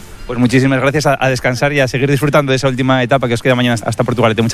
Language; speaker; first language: Spanish; native; Spanish